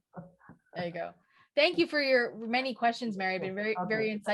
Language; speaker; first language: English; native; English